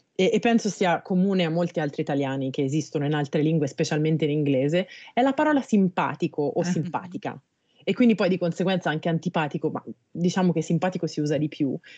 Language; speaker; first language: Italian; native; Italian